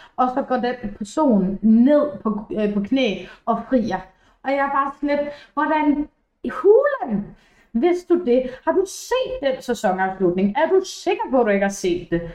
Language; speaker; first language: Danish; early bilingual, other home language; English